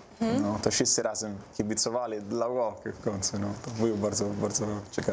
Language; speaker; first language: Polish; non-native, learner; Italian